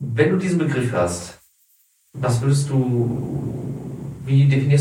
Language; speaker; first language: German; native; German